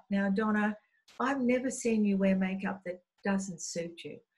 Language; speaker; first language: English; native; English